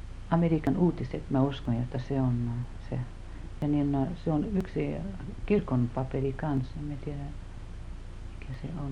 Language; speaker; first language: Finnish; early bilingual, heritage; Finnish